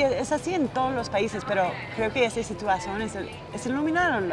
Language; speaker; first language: Spanish; non-native, fluent; English